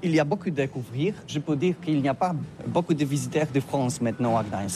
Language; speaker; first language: French; non-native, learner; Polish